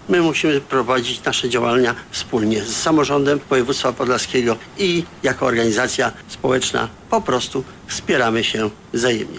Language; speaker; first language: Polish; native; Polish